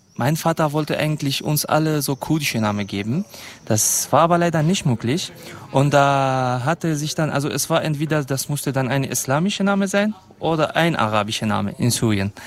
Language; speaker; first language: German; non-native, fluent; Kurdish